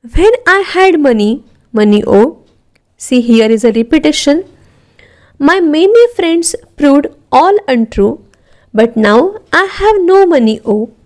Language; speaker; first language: English; non-native, local second language; Marathi